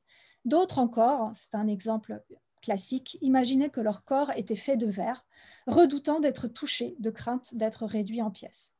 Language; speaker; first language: French; native; French